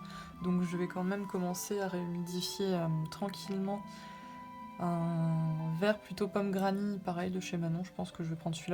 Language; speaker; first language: French; native; French